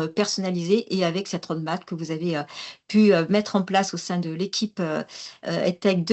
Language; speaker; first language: French; native; French